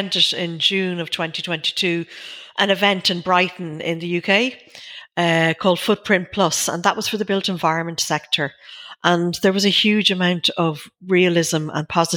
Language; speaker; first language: English; native; English